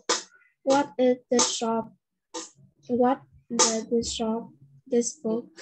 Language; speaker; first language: English; non-native, learner; Vietnamese